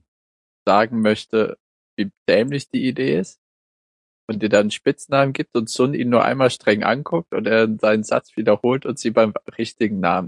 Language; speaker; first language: German; native; German